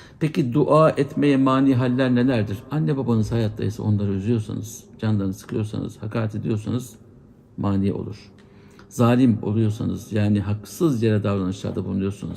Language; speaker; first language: Turkish; native; Turkish